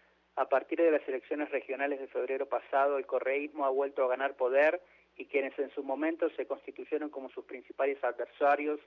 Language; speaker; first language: Spanish; native; Spanish